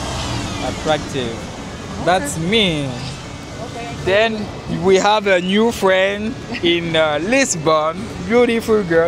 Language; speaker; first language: English; non-native, learner; French